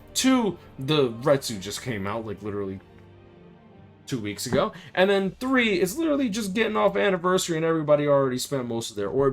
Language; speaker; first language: English; native; English